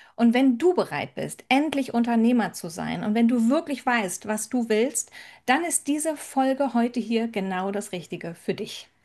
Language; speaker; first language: German; native; German